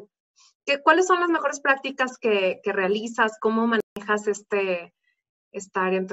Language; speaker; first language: Spanish; native; Spanish